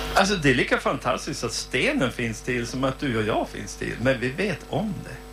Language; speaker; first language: Swedish; native; Swedish